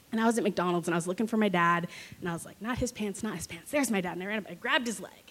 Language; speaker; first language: English; native; English